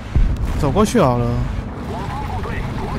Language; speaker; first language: Chinese; native; Chinese